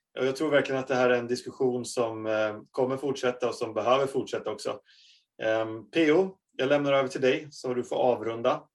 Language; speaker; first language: Swedish; native; Swedish